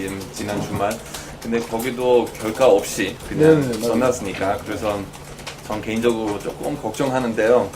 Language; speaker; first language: Korean; non-native, fluent; German